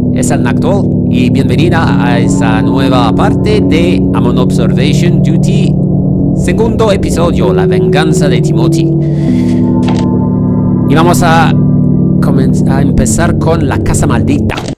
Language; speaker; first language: Spanish; non-native, learner; French